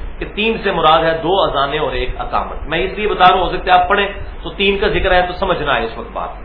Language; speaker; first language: Urdu; non-native, local second language; Punjabi